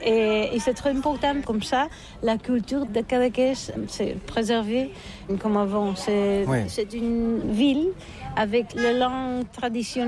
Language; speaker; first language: French; non-native, learner; Catalan